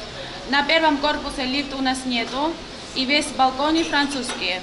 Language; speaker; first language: Russian; non-native, learner; Turkish